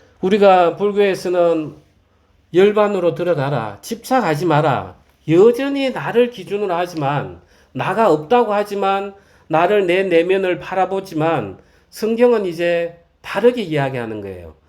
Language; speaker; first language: Korean; native; Korean